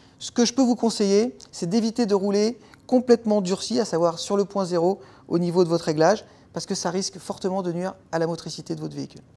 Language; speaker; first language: French; native; French